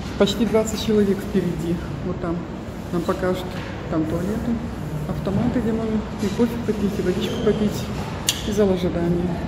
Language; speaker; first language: Russian; native; Russian